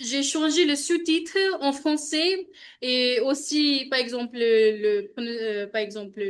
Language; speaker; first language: French; non-native, learner; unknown